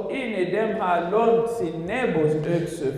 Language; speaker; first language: Danish; non-native, fluent; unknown